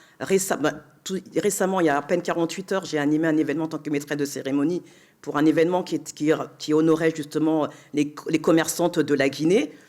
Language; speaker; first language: French; native; French